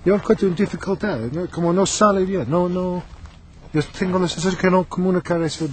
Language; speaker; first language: Spanish; non-native, learner; English